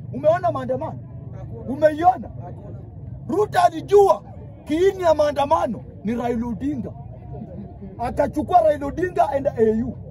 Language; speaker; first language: Swahili; non-native, local second language; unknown